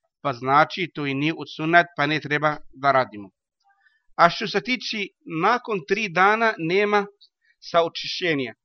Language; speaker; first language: Bosnian; non-native, learner; Arabic